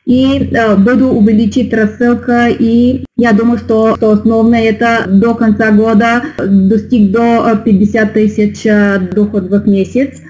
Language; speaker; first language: Russian; non-native, learner; Bulgarian